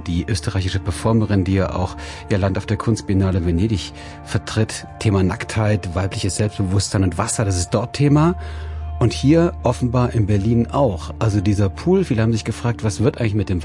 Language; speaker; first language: German; native; German